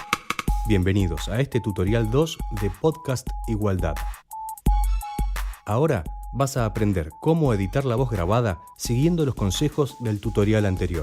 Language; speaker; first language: Spanish; native; Spanish